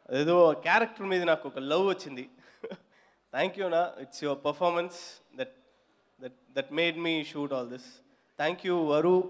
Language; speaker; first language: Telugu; non-native, learner; Tamil